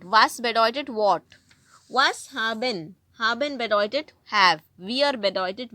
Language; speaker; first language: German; non-native, fluent; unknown